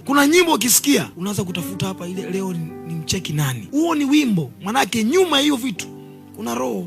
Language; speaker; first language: Swahili; native; Swahili